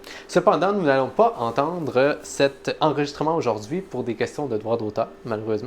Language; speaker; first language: French; native; French